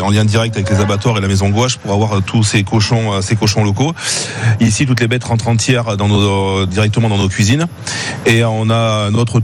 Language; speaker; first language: French; native; French